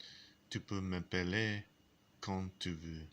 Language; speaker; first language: French; non-native, learner; English